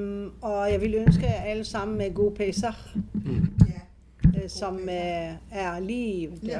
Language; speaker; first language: Danish; non-native, fluent; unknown